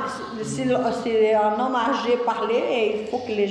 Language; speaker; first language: French; non-native, fluent; Portuguese